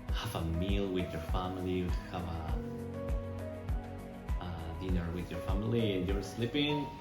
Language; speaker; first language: English; non-native, learner; Spanish